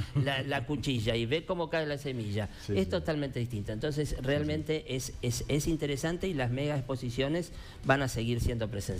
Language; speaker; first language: Spanish; native; Spanish